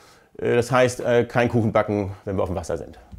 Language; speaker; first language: German; native; German